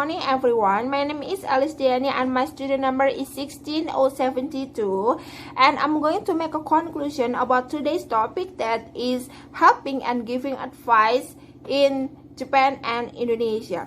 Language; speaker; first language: English; non-native, learner; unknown